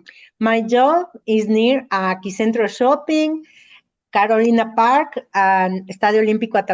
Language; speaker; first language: English; non-native, learner; Spanish